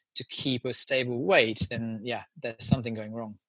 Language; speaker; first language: English; non-native, local second language; Sinhala